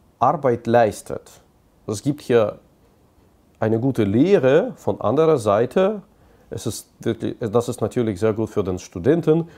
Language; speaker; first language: German; non-native, fluent; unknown